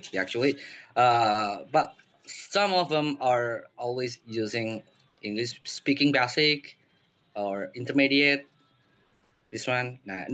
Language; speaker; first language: English; non-native, learner; Indonesian